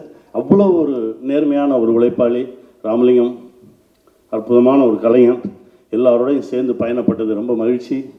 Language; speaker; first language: Tamil; native; Tamil